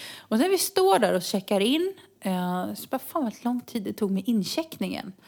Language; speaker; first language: Swedish; native; Swedish